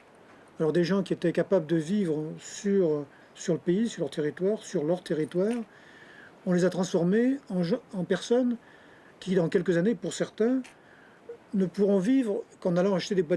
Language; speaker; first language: French; native; French